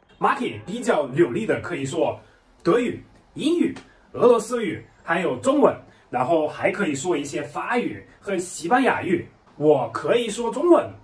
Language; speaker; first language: Chinese; non-native, fluent; German